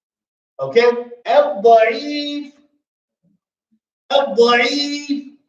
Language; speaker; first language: Arabic; non-native, fluent; English